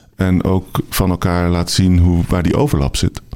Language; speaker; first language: Dutch; native; Dutch